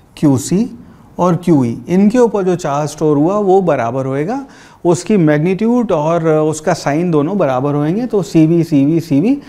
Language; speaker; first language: Hindi; native; Hindi